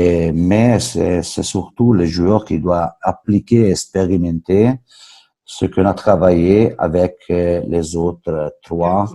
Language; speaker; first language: French; non-native, fluent; Italian